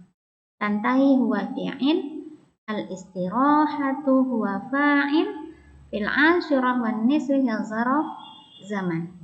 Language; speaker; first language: Arabic; non-native, fluent; Indonesian